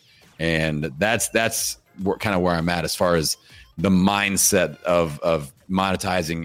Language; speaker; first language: English; native; English